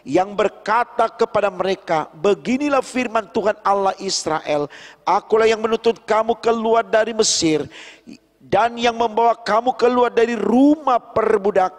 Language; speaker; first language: Indonesian; native; Indonesian